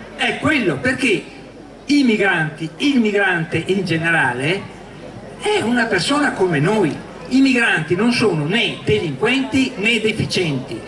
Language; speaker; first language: Italian; native; Italian